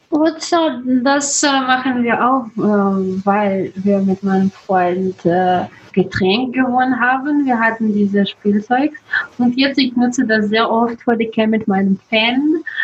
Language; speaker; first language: German; non-native, learner; Russian